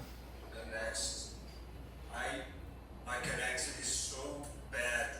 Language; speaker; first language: English; non-native, learner; Portuguese